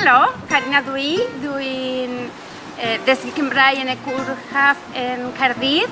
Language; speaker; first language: Welsh; non-native, learner; Spanish